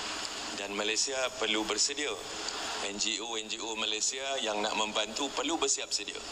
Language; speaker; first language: Malay; native; Malay